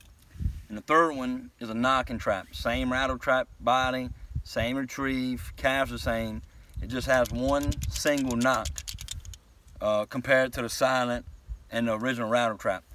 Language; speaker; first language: English; native; English